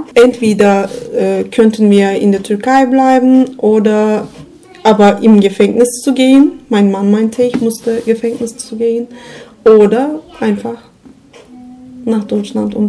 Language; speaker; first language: German; non-native, learner; Turkish